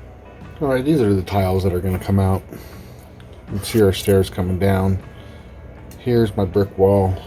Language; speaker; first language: English; native; English